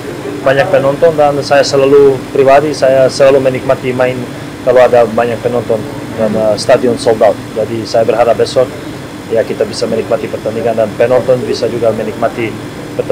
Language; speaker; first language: Indonesian; non-native, fluent; Serbian